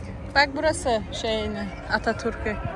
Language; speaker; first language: Turkish; non-native, learner; Tajik